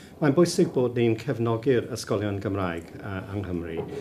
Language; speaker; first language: Welsh; non-native, local second language; English